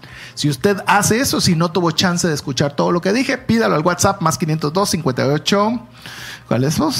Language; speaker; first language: Spanish; native; Spanish